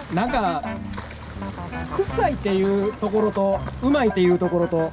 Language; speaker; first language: Japanese; native; Japanese